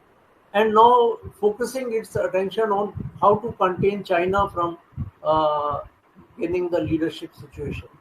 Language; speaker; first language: English; non-native, local second language; Hindi